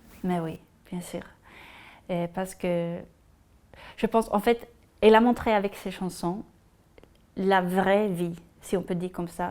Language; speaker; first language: French; non-native, fluent; Swedish